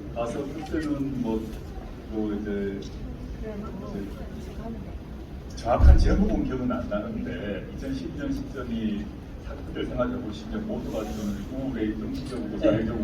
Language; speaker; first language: Korean; native; Korean